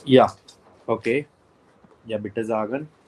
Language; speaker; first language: German; non-native, fluent; Hindi